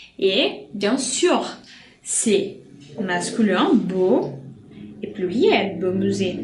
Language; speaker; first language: French; non-native, fluent; Portuguese